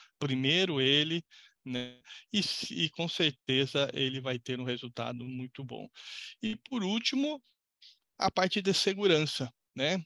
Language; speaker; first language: Portuguese; native; Portuguese